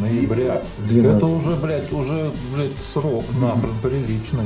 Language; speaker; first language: Russian; native; Russian